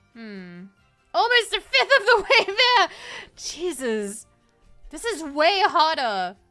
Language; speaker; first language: English; native; English